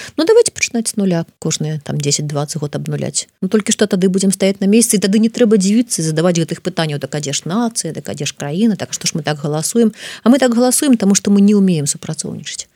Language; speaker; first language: Belarusian; non-native, local second language; Russian